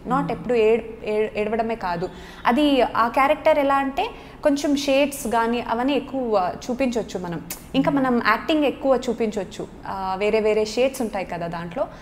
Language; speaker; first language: Telugu; non-native, local second language; Kannada